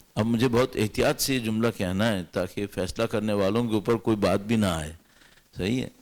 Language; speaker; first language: Urdu; native; Urdu